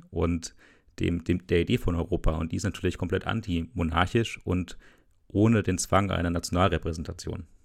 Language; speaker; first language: German; native; German